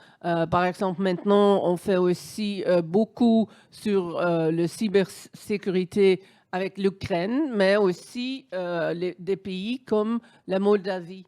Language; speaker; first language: French; non-native, fluent; Dutch